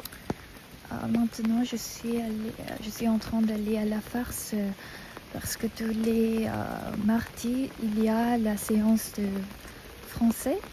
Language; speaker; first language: French; non-native, fluent; Korean